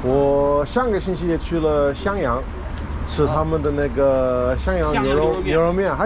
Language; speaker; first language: Chinese; non-native, fluent; English